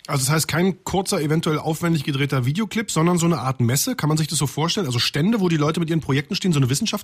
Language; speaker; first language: German; native; German